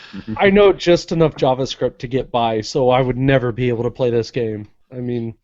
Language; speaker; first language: English; native; English